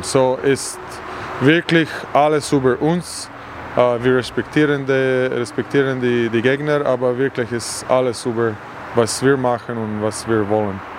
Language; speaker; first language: German; non-native, learner; English